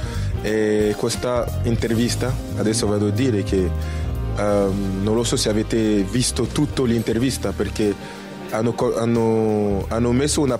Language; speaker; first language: Italian; non-native, fluent; French